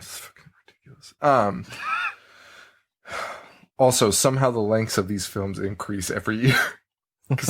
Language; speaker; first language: English; native; English